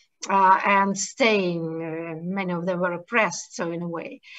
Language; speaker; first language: English; non-native, fluent; Russian